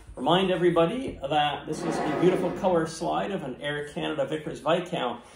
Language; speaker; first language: English; native; English